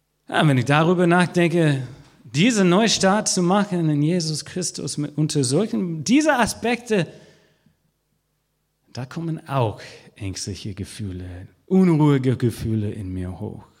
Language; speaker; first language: German; non-native, fluent; English